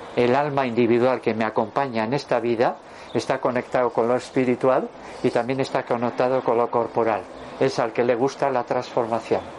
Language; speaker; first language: Spanish; native; Spanish